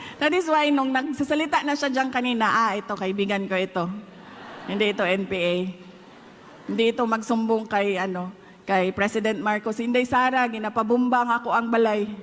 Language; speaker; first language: Filipino; non-native, local second language; Cebuano